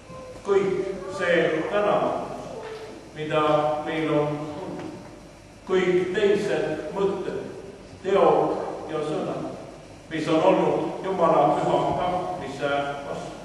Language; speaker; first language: Estonian; non-native, learner; Swedish